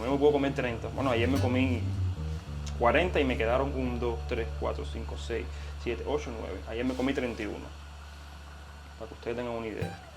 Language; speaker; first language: Spanish; native; Spanish